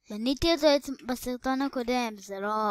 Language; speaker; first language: Hebrew; native; Hebrew